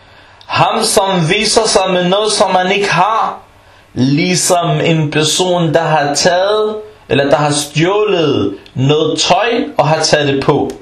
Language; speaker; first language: Danish; early bilingual, other home language; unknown